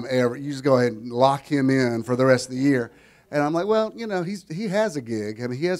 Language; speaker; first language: English; native; English